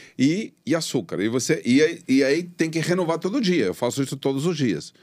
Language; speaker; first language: Portuguese; non-native, fluent; Spanish